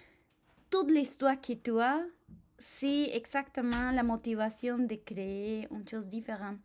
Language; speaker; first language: French; non-native, fluent; Spanish